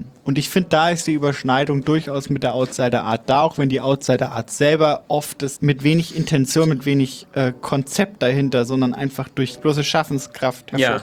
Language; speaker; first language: German; native; German